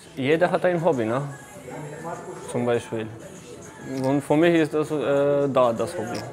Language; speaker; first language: German; non-native, learner; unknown